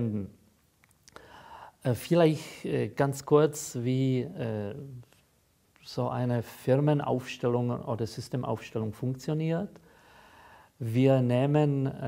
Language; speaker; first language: German; non-native, fluent; Czech